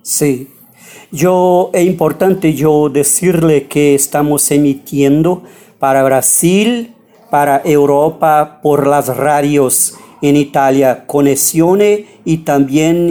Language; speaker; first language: Spanish; non-native, fluent; Portuguese